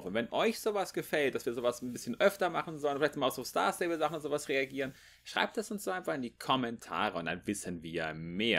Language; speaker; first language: German; native; German